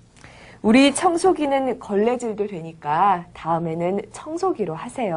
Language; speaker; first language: Korean; native; Korean